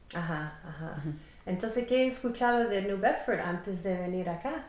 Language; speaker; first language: Spanish; non-native, fluent; English